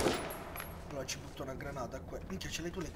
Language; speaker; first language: Italian; native; Italian